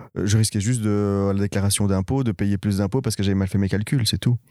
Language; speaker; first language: French; native; French